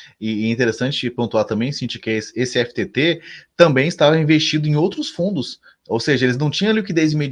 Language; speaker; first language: Portuguese; native; Portuguese